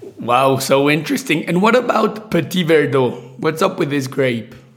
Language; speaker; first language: English; non-native, fluent; Spanish